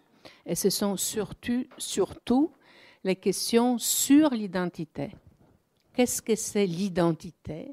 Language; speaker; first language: French; non-native, fluent; Polish